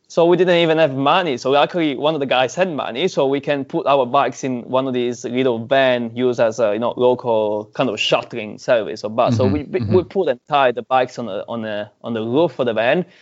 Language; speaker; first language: English; non-native, fluent; Italian